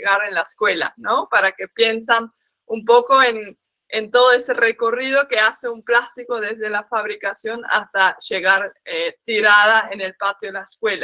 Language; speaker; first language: Spanish; non-native, fluent; Dutch